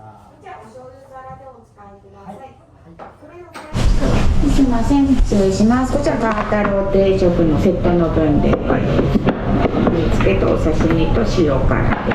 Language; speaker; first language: Japanese; native; Japanese